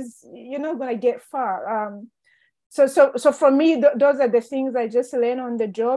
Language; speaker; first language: English; non-native, local second language; Kinyarwanda